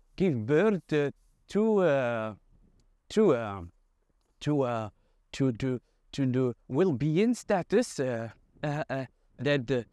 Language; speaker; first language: English; non-native, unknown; Arabic